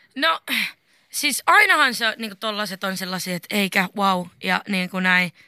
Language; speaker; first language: Finnish; native; Finnish